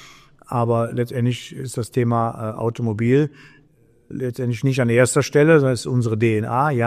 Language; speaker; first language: German; native; German